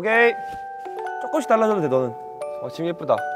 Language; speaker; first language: Korean; native; Korean